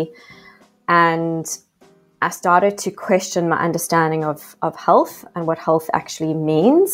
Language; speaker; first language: English; native; English